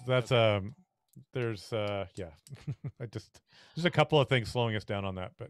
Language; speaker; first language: English; native; English